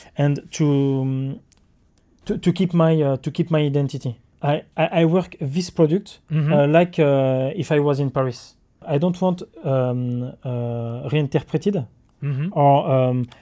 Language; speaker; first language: English; non-native, learner; French